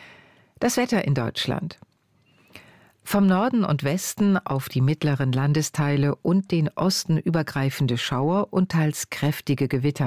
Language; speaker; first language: German; native; German